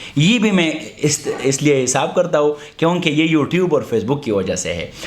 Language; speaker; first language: Urdu; non-native, local second language; Pashto